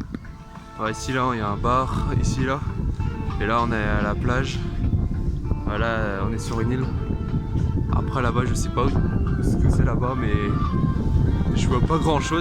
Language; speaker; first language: French; native; French